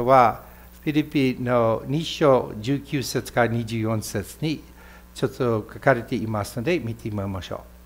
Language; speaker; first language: Japanese; non-native, fluent; English